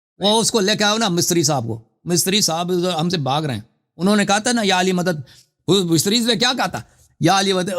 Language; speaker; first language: Urdu; non-native, fluent; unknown